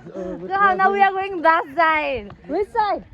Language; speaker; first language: English; non-native, local second language; Nepali